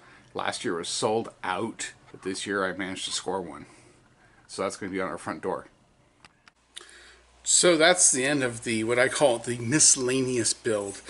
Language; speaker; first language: English; native; English